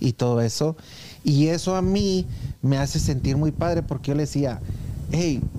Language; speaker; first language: Spanish; native; Spanish